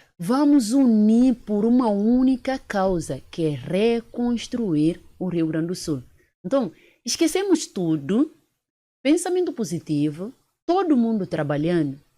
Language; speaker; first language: Portuguese; early bilingual, other home language; Upper Guinea Crioulo